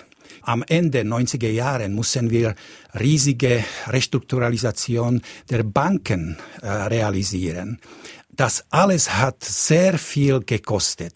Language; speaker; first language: German; non-native, fluent; Slovak